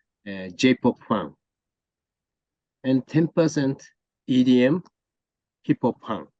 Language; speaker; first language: English; non-native, learner; Japanese